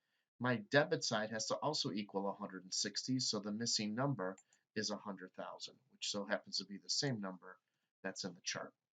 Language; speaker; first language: English; native; English